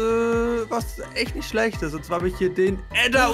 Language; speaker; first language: German; native; German